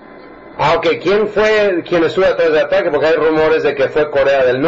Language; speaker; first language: Spanish; native; Spanish